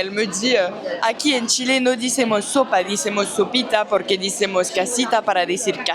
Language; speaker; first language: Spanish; non-native, learner; French